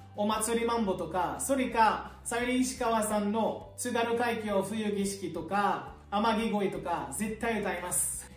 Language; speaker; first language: Japanese; non-native, fluent; Arabic